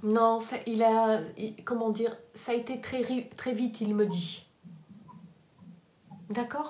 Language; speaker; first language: French; native; French